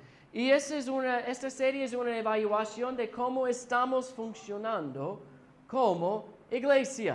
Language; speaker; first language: Spanish; non-native, fluent; English